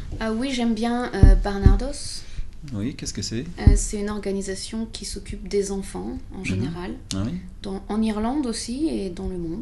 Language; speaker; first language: French; non-native, fluent; English